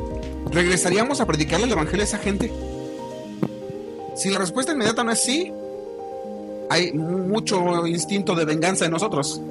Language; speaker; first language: Spanish; native; Spanish